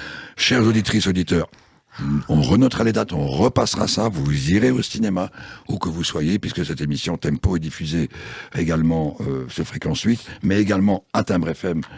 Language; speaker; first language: French; native; French